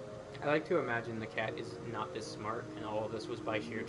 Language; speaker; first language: English; native; English